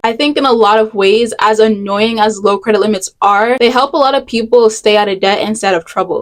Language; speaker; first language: English; native; English